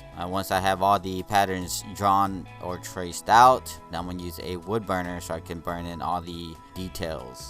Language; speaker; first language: English; native; English